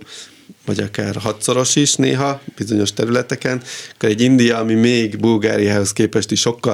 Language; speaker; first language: Hungarian; native; Hungarian